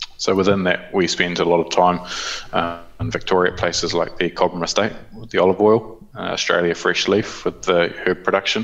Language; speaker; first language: English; native; English